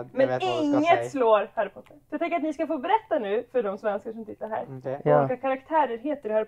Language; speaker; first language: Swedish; native; Swedish